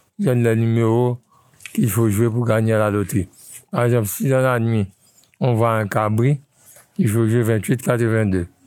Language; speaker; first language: French; non-native, local second language; Haitian Creole